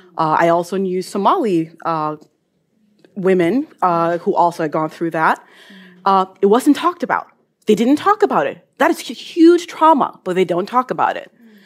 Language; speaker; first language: English; non-native, fluent; Norwegian